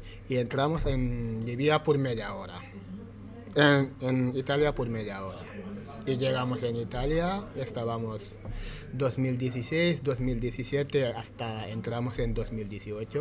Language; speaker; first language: Spanish; non-native, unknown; Wolof